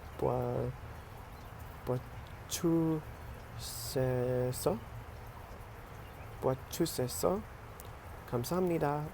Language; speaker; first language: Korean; non-native, learner; English